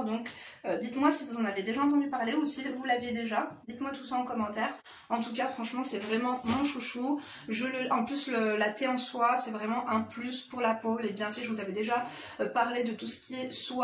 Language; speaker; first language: French; native; French